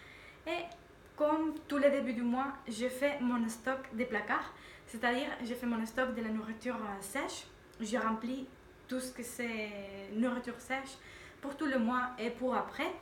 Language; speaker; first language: French; non-native, fluent; Spanish